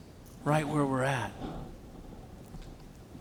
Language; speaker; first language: English; native; English